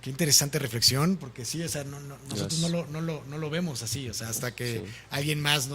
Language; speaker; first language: Spanish; native; Spanish